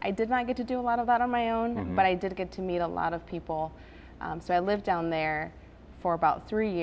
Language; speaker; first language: English; early bilingual, other home language; Spanish